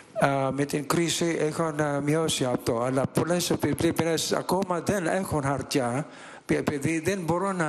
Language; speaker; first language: Greek; non-native, learner; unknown